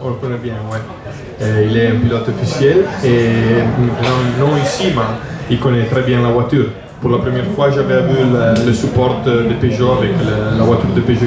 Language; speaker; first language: French; non-native, learner; Italian